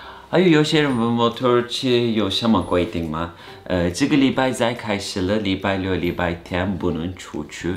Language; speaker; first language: Chinese; non-native, fluent; Turkish